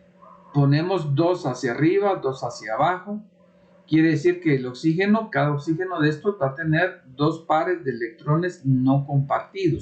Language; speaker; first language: Spanish; native; Spanish